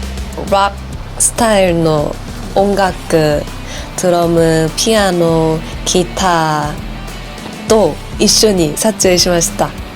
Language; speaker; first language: Japanese; non-native, learner; Korean